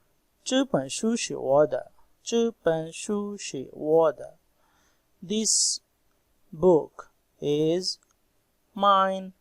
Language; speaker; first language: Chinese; non-native, learner; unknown